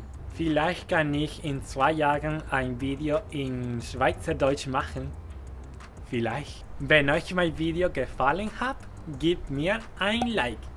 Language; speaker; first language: German; non-native, fluent; Spanish